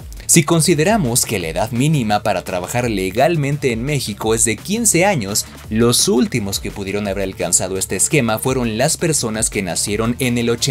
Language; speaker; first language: Spanish; native; Spanish